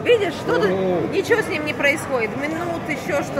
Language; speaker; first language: Russian; native; Russian